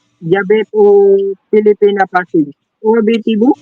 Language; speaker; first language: French; non-native, learner; Filipino